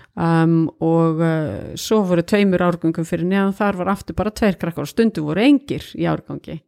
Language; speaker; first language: Icelandic; native; Icelandic